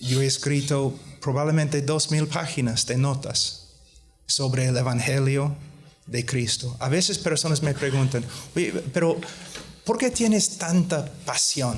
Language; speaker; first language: Spanish; non-native, fluent; English